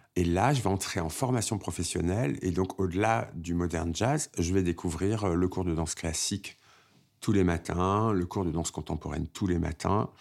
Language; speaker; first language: French; native; French